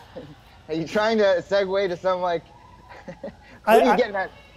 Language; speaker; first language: English; native; English